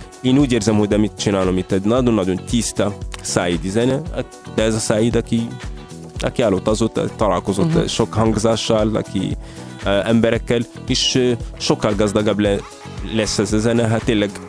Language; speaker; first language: Hungarian; non-native, fluent; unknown